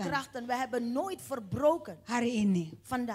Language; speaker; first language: Dutch; non-native, fluent; Indonesian